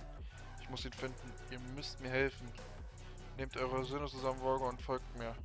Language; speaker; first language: German; native; German